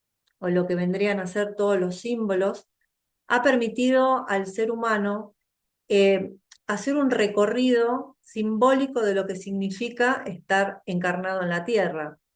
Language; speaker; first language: Spanish; native; Spanish